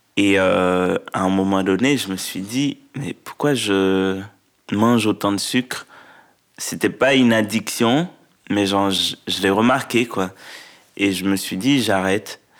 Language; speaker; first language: French; non-native, local second language; Haitian Creole